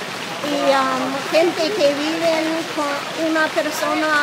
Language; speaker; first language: Spanish; non-native, learner; English